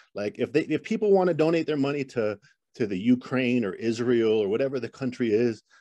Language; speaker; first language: English; native; English